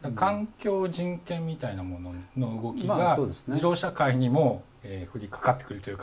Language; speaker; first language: Japanese; native; Japanese